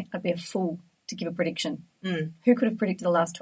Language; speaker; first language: English; native; English